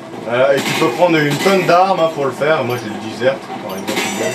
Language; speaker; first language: French; native; French